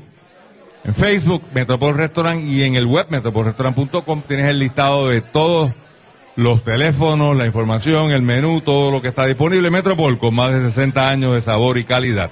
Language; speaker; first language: Spanish; native; Spanish